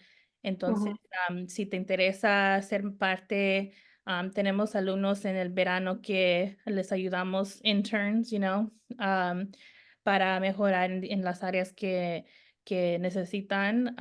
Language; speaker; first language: Spanish; early bilingual, heritage; Spanish